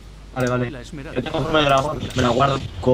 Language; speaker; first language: Spanish; native; Spanish